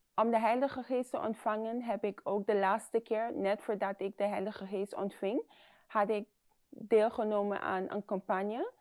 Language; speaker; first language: Dutch; non-native, fluent; English